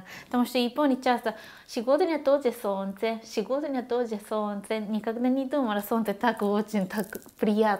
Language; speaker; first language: Russian; non-native, learner; Japanese